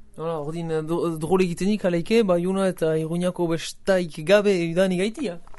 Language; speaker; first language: Basque; native; Basque